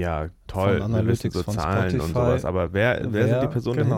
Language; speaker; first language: German; native; German